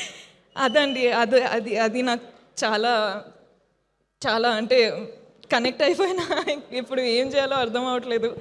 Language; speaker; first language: Telugu; non-native, fluent; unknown